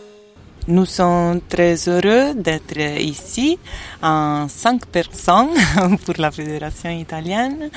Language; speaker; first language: French; non-native, fluent; Italian